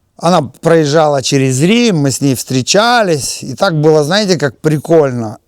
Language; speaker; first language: Russian; native; Russian